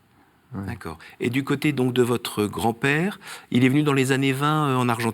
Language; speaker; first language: French; native; French